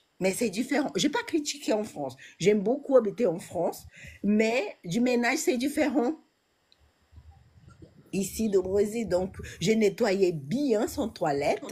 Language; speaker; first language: French; non-native, learner; Portuguese